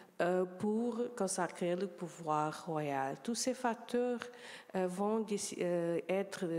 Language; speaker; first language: French; non-native, learner; Portuguese